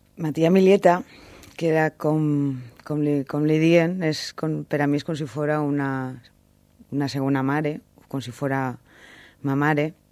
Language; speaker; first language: Catalan; native; Catalan